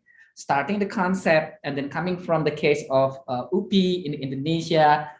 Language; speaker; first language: English; non-native, fluent; Indonesian